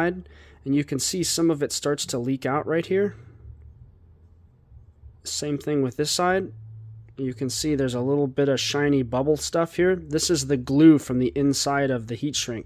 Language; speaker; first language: English; native; English